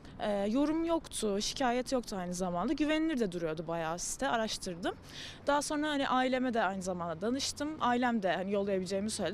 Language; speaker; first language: Turkish; native; Turkish